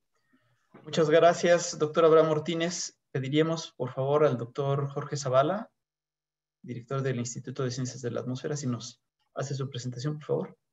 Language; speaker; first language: Spanish; native; Spanish